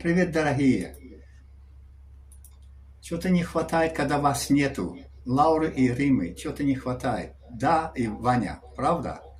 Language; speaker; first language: Russian; non-native, learner; English